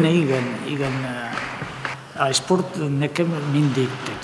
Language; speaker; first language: Hungarian; non-native, learner; Spanish